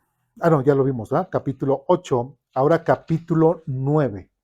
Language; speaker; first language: Spanish; native; Spanish